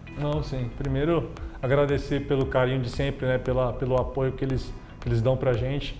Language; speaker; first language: Portuguese; native; Portuguese